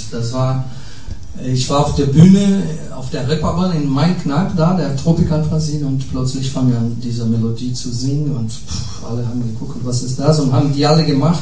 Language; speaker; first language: German; non-native, fluent; Portuguese